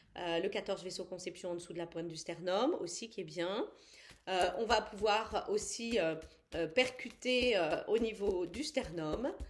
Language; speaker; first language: French; native; French